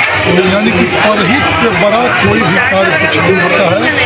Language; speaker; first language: Hindi; native; Hindi